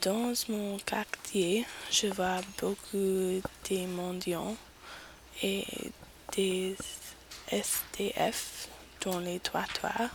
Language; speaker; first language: French; non-native, learner; English